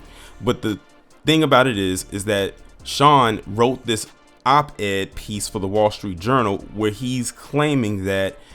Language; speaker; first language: English; native; English